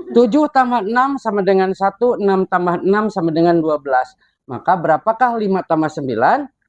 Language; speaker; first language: Indonesian; non-native, local second language; Sundanese